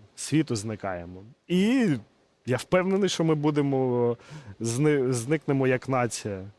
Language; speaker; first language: Ukrainian; non-native, local second language; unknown